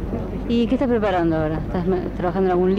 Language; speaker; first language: Spanish; native; Spanish